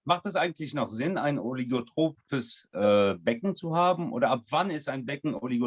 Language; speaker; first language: German; non-native, fluent; French